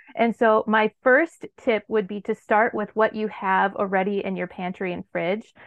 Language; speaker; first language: English; native; English